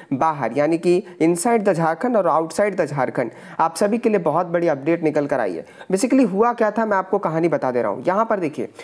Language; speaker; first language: Hindi; native; Hindi